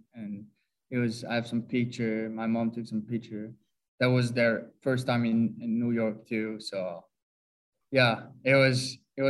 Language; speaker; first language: English; non-native, fluent; French